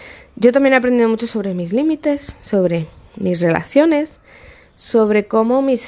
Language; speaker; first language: Spanish; native; Spanish